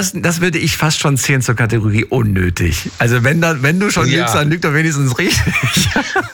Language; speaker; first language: German; native; German